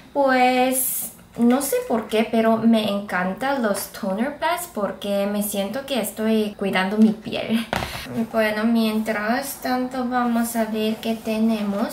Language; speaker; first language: Spanish; non-native, fluent; Korean